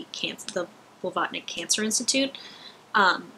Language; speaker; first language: English; native; English